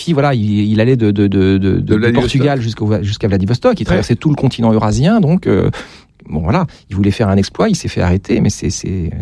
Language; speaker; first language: French; native; French